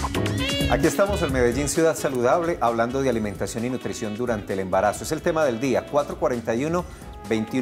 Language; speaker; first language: Spanish; native; Spanish